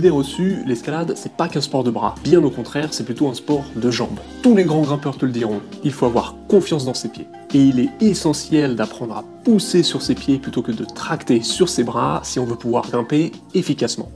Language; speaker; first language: French; native; French